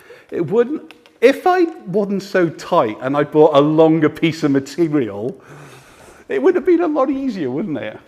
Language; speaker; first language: English; native; English